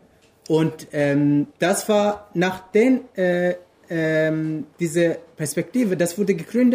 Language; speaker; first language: German; non-native, fluent; Kurdish